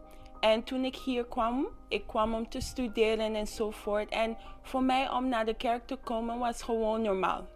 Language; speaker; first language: Dutch; non-native, local second language; English